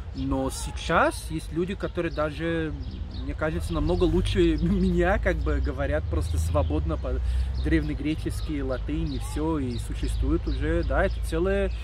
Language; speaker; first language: Russian; non-native, fluent; English